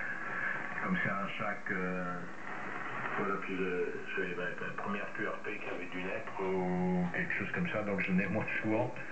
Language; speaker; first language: French; native; French